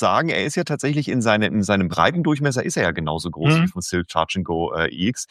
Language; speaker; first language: German; native; German